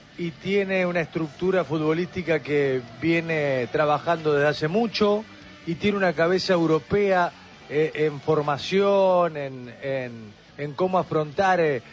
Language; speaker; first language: Spanish; native; Spanish